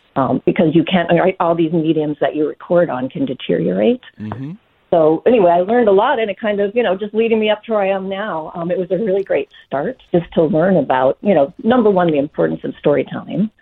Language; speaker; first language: English; native; English